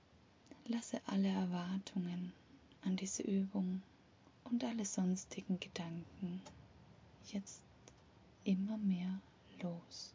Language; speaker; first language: German; native; German